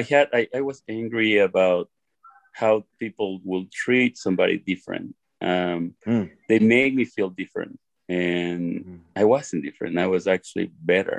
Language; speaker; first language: English; non-native, fluent; Spanish